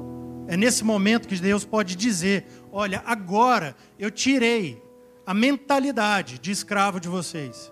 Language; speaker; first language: Portuguese; native; Portuguese